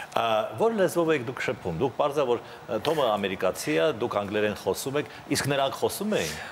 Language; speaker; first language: Armenian; native; Armenian